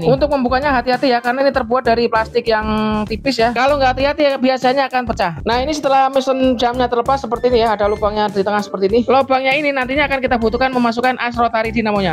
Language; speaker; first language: Indonesian; native; Indonesian